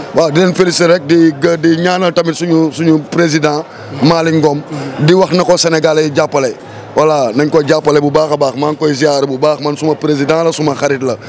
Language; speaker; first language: Wolof; native; Wolof